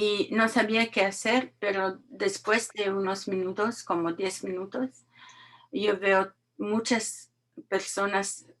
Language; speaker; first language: Spanish; non-native, learner; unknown